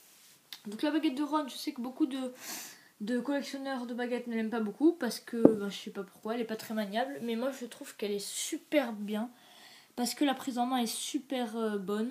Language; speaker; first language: French; native; French